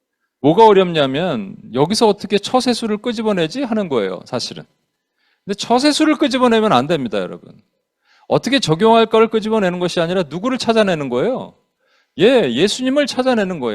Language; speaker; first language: Korean; native; Korean